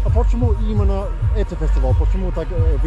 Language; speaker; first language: Russian; non-native, learner; English